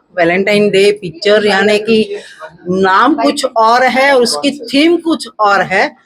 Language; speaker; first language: Hindi; non-native, local second language; Marathi